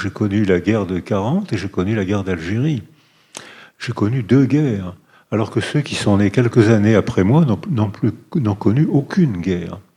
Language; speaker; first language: French; native; French